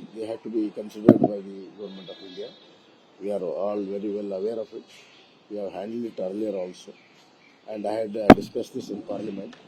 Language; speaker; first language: English; non-native, local second language; Kannada